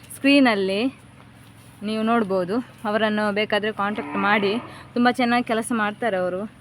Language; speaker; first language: Kannada; native; Kannada